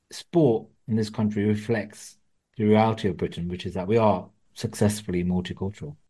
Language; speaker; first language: English; early bilingual, other home language; Punjabi